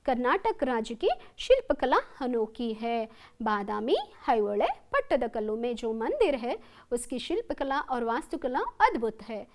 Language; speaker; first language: Hindi; non-native, local second language; Kannada